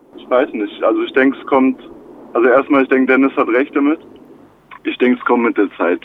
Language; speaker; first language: German; native; German